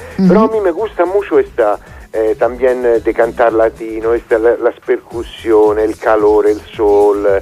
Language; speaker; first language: Spanish; non-native, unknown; Italian